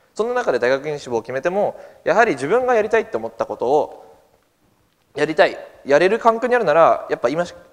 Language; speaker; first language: Japanese; native; Japanese